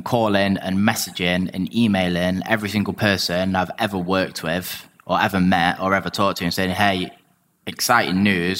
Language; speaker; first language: English; native; English